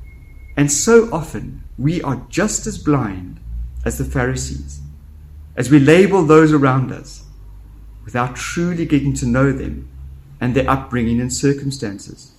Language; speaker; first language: English; native; English